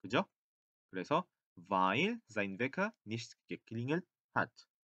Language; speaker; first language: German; non-native, fluent; Korean